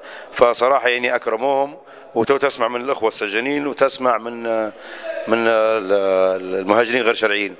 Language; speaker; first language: Arabic; native; Arabic